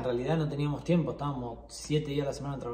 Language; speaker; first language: Spanish; native; Spanish